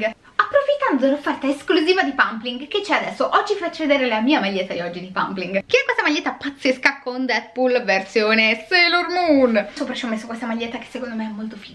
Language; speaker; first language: Italian; native; Italian